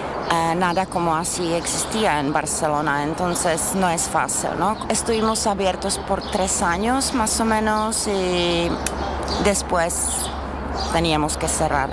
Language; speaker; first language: Spanish; non-native, fluent; Czech